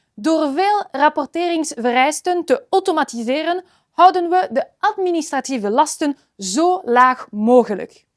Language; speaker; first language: Dutch; non-native, local second language; French